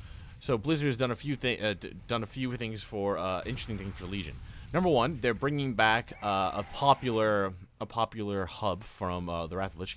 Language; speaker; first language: English; native; English